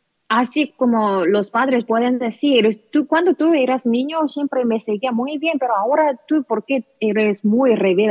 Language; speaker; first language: Spanish; non-native, learner; Korean